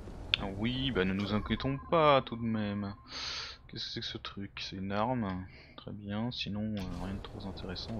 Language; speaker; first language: French; native; French